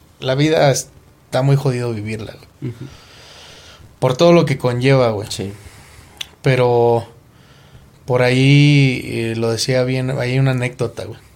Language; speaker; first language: Spanish; native; Spanish